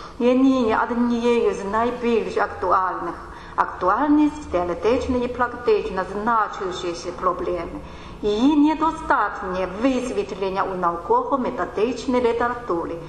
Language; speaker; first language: Ukrainian; non-native, learner; Chinese